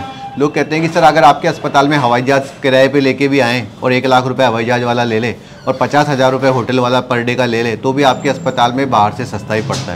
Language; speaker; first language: Hindi; native; Hindi